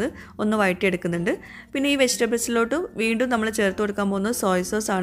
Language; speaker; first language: Malayalam; native; Malayalam